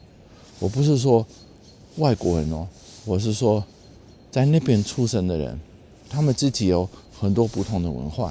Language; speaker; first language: Chinese; non-native, fluent; Dutch